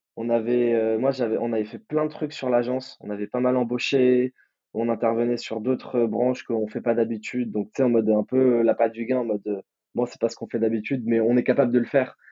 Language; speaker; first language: French; native; French